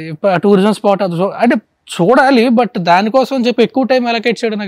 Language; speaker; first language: Telugu; native; Telugu